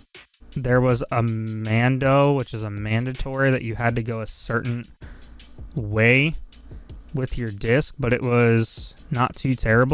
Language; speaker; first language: English; native; English